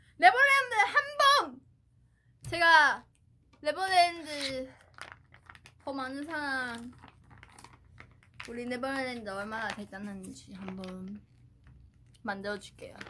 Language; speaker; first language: Korean; non-native, fluent; Chinese